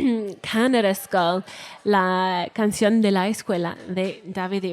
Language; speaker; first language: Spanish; non-native, fluent; Welsh